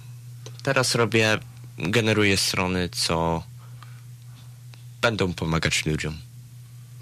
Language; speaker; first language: Polish; early bilingual, heritage; Polish